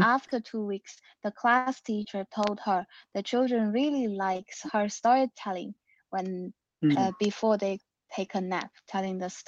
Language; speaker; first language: English; non-native, learner; Chinese